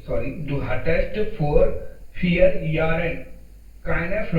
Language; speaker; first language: German; non-native, learner; Hindi